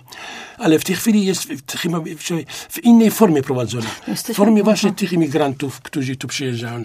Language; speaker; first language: Polish; non-native, fluent; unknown